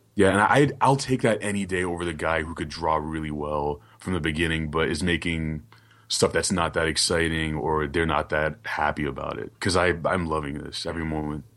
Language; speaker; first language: English; early bilingual, other home language; Haitian Creole